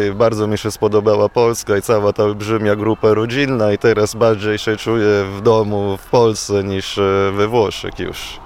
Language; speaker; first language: Polish; non-native, fluent; Italian